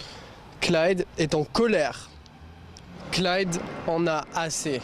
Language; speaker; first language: French; native; French